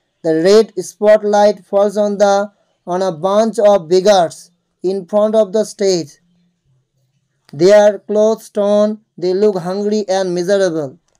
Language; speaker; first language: English; non-native, local second language; Bangla